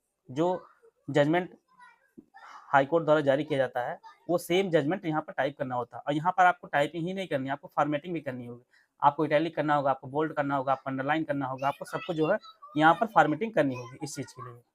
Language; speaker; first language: Hindi; native; Hindi